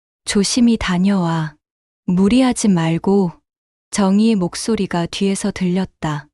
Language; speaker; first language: Korean; native; Korean